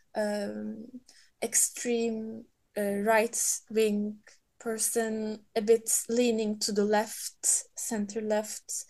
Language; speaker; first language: English; non-native, fluent; Turkish